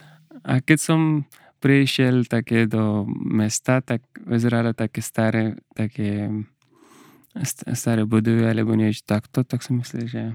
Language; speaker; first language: Slovak; non-native, learner; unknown